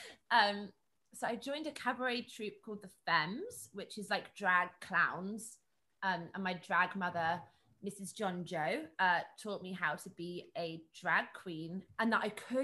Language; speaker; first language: English; native; English